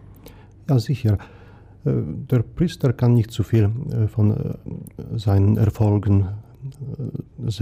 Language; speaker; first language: German; non-native, fluent; Polish